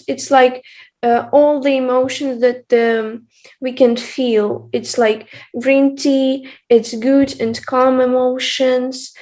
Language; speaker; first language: English; non-native, fluent; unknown